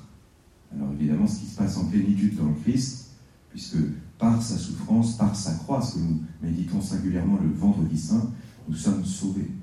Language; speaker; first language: French; native; French